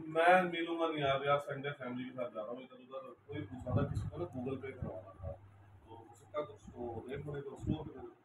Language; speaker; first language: Hindi; non-native, local second language; Marathi